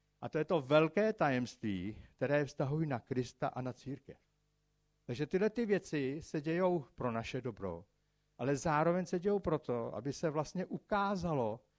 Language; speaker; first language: Czech; native; Czech